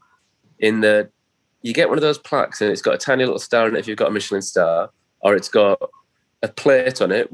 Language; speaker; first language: English; native; English